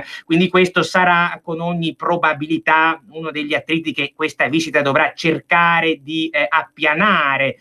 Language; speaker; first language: Italian; native; Italian